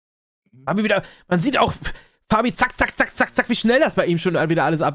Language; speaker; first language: German; native; German